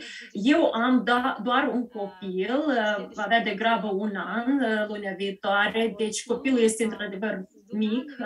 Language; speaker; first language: Romanian; early bilingual, heritage; Romanian